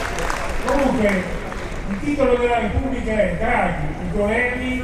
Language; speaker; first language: Italian; native; Italian